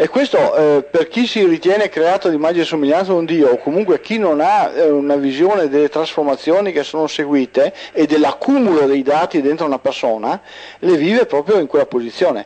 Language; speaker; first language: Italian; native; Italian